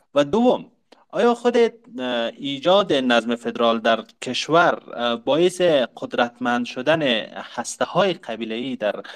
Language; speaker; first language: Persian; native; Persian